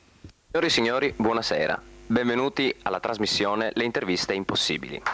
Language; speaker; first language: Italian; native; Italian